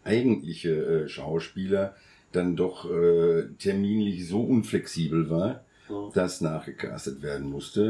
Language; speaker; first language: German; native; German